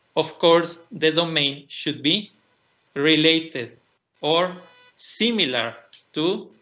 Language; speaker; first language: English; non-native, fluent; Spanish